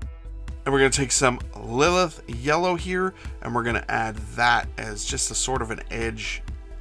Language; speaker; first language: English; native; English